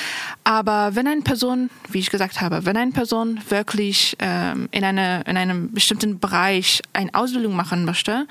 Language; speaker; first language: German; non-native, local second language; Persian